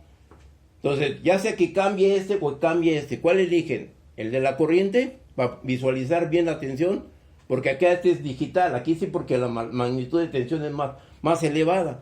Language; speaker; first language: Spanish; native; Spanish